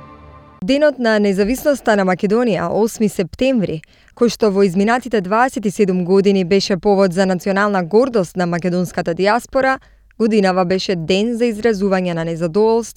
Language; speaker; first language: Macedonian; native; Macedonian